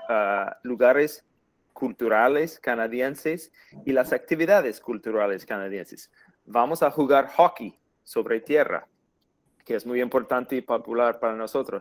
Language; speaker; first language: Spanish; non-native, fluent; English